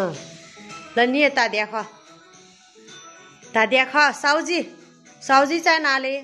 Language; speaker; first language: Chinese; non-native, learner; Nepali